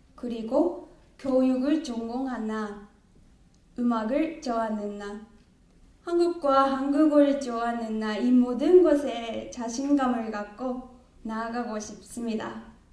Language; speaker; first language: Korean; non-native, learner; Japanese